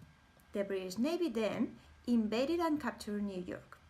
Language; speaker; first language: English; non-native, fluent; Spanish